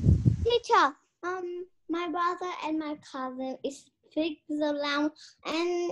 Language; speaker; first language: English; non-native, learner; Vietnamese